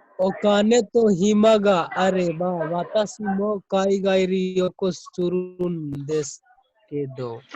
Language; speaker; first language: Japanese; non-native, learner; Hindi